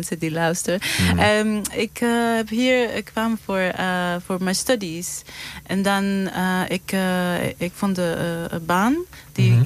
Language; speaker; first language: Dutch; non-native, fluent; Greek